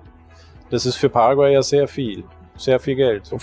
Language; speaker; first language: German; native; German